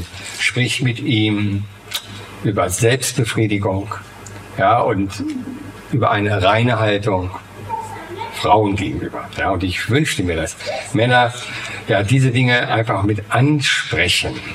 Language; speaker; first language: German; native; German